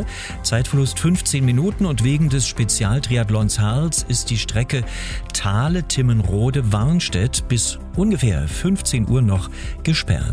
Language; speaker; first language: German; native; German